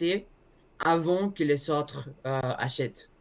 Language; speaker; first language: French; non-native, learner; Spanish